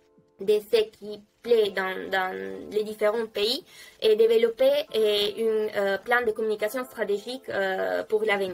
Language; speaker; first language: French; non-native, fluent; Italian